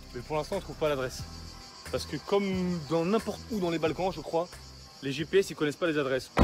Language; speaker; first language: French; native; French